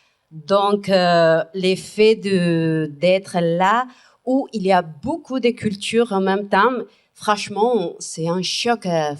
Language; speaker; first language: French; non-native, fluent; Spanish